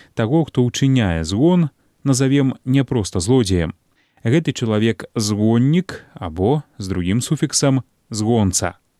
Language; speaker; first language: Belarusian; native; Belarusian